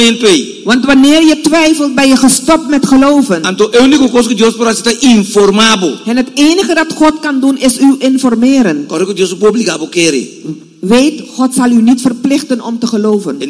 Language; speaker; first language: Dutch; non-native, fluent; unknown